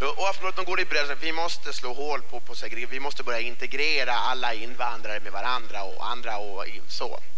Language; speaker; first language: Swedish; early bilingual, other home language; Persian